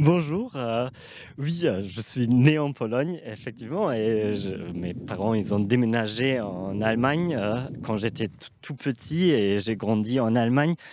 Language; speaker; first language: French; non-native, fluent; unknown